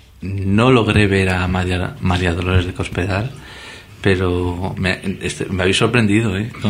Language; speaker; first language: Spanish; native; Spanish